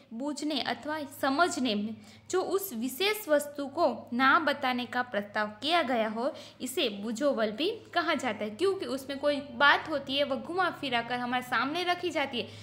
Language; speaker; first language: Hindi; non-native, local second language; Gujarati